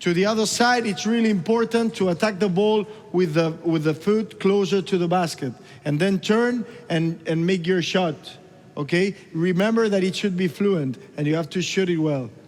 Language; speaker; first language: English; non-native, learner; Spanish